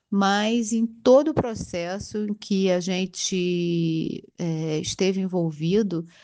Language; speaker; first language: Portuguese; native; Portuguese